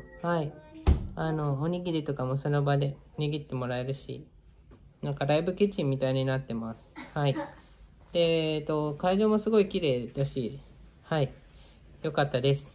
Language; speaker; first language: Japanese; native; Japanese